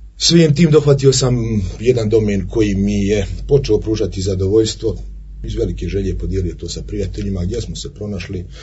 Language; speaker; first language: Croatian; native; Croatian